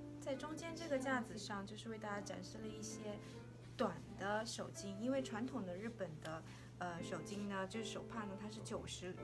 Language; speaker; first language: Chinese; native; Chinese